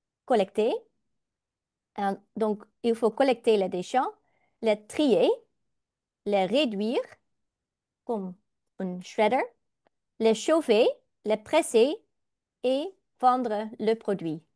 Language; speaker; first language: French; non-native, learner; Dutch